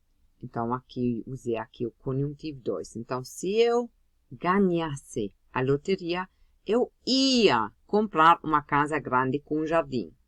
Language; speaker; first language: Portuguese; non-native, fluent; German